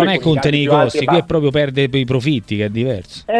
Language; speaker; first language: Italian; native; Italian